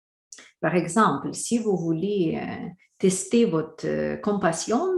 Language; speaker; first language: French; non-native, fluent; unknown